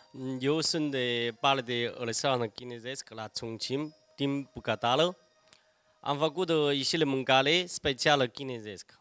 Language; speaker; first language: Romanian; non-native, learner; Chinese